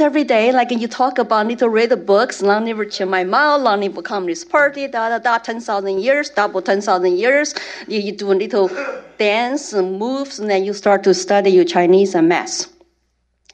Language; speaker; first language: English; non-native, fluent; Chinese